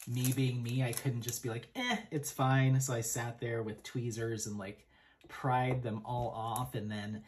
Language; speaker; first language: English; native; English